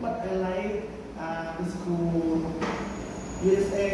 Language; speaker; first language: English; non-native, learner; Thai